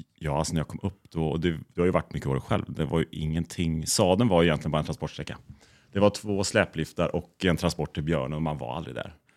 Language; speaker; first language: Swedish; native; Swedish